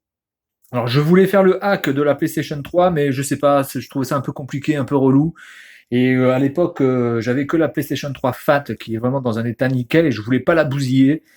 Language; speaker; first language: French; native; French